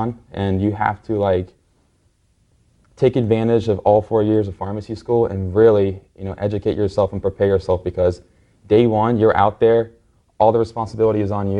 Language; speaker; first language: English; native; English